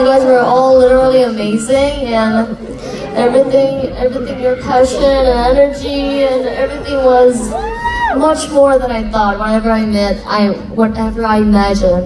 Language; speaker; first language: English; non-native, fluent; Korean